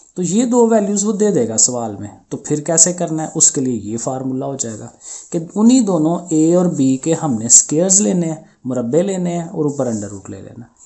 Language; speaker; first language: Urdu; non-native, local second language; Punjabi